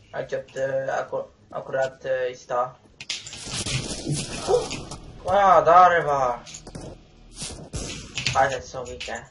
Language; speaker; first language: Swedish; non-native, learner; Norwegian